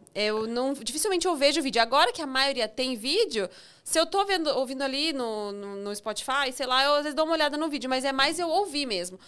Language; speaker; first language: Portuguese; native; Portuguese